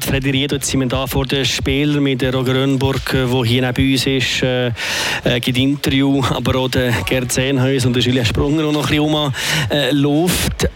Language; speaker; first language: German; native; German